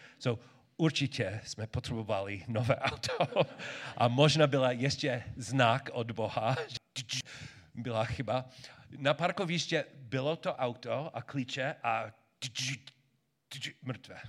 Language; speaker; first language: Czech; non-native, learner; English